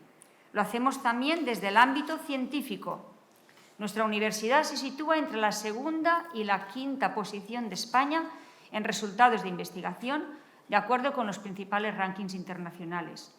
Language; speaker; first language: Spanish; native; Spanish